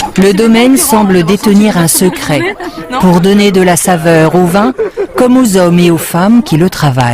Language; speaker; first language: French; native; French